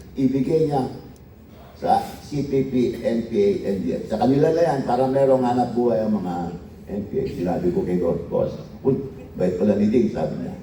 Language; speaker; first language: Filipino; non-native, local second language; Iloko